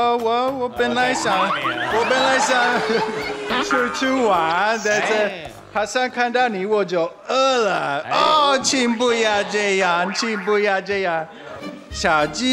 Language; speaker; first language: Chinese; non-native, fluent; English